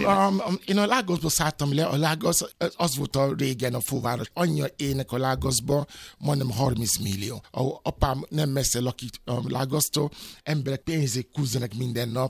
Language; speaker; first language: Hungarian; non-native, fluent; Yoruba